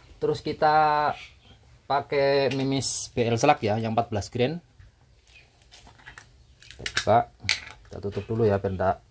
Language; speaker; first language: Indonesian; non-native, local second language; Javanese